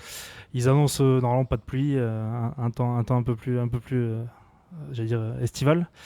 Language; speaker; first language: French; native; French